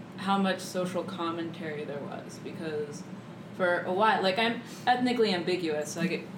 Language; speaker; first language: English; native; English